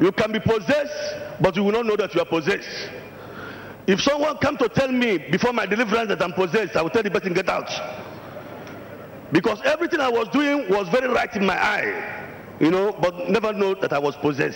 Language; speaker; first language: English; non-native, local second language; Igbo